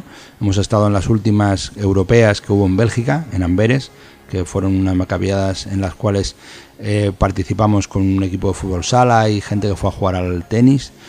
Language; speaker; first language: Spanish; native; Spanish